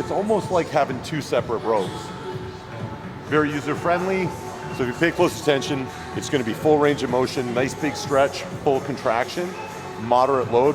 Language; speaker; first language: English; native; English